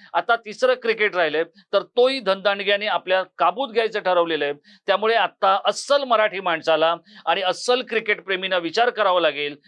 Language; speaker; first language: Marathi; native; Marathi